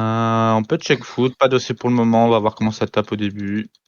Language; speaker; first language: French; native; French